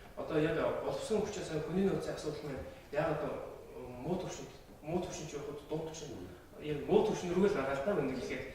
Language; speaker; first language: Mongolian; non-native, local second language; Kazakh